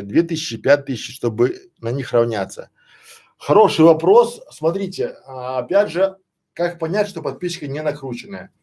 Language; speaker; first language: Russian; native; Russian